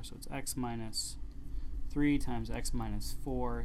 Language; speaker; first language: English; native; English